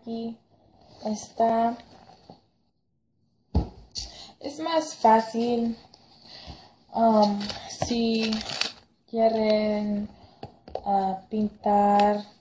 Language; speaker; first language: Spanish; non-native, learner; English